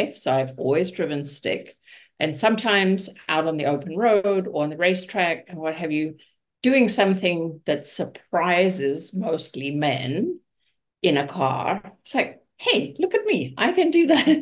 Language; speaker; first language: English; native; English